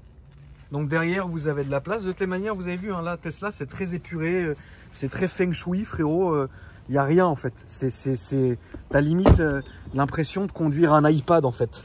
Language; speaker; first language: French; native; French